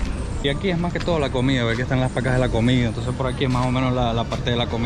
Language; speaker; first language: Spanish; native; Spanish